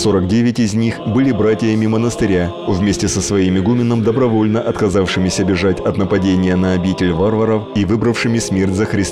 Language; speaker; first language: Russian; native; Russian